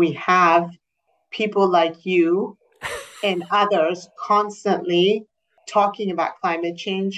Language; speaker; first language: English; non-native, fluent; Persian